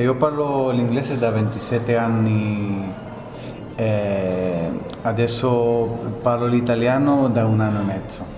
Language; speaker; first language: Italian; non-native, learner; Spanish